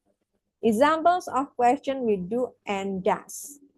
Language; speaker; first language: English; non-native, fluent; Indonesian